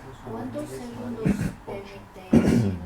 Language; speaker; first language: Spanish; non-native, learner; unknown